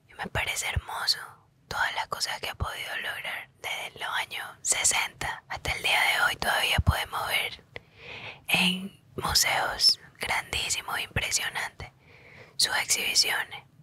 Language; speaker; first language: Spanish; native; Spanish